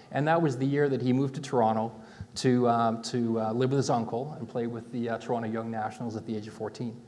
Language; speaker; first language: English; native; English